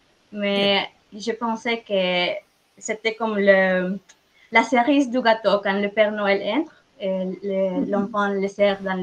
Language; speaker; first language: French; non-native, fluent; Spanish